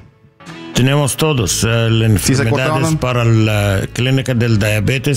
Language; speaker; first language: Spanish; non-native, learner; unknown